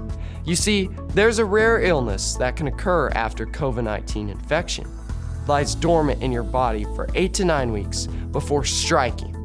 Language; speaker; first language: English; native; English